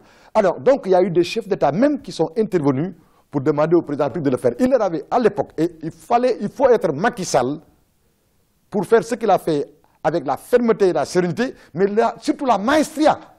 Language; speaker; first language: French; non-native, local second language; Wolof